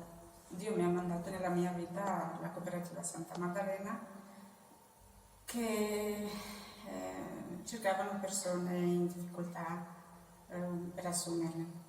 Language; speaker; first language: Italian; non-native, fluent; Romanian